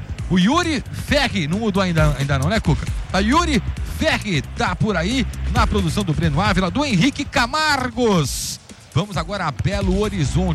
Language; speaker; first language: Portuguese; native; Portuguese